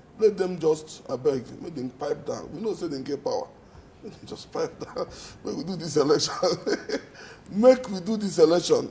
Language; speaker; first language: Nigerian Pidgin; non-native, local second language; Igbo